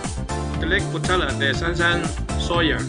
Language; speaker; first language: Spanish; non-native, learner; Chinese